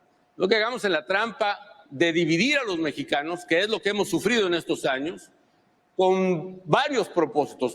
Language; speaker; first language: Spanish; native; Spanish